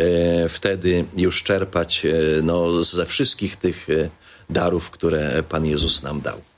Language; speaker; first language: Polish; native; Polish